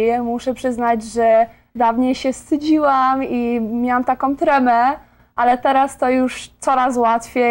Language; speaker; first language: Polish; early bilingual, heritage; Polish